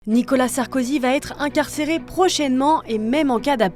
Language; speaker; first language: French; native; French